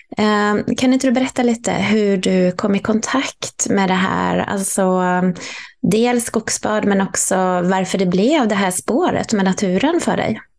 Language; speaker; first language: Swedish; native; Swedish